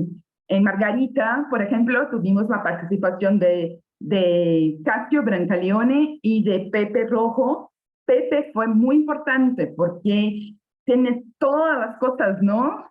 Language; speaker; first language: Spanish; non-native, fluent; Portuguese